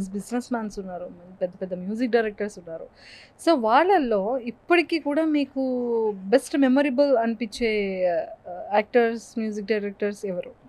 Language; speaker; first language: Telugu; native; Telugu